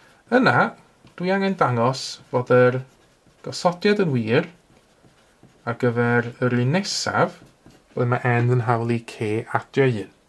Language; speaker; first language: Welsh; native; Welsh